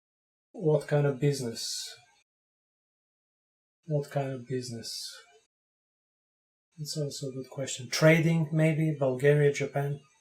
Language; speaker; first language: English; non-native, fluent; Bulgarian